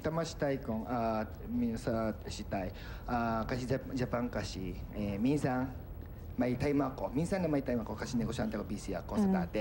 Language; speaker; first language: Filipino; non-native, learner; Japanese